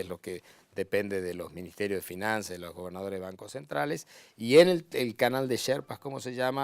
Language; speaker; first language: Spanish; native; Spanish